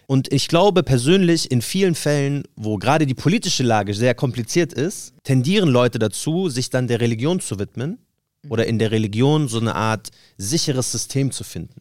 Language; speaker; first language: German; native; German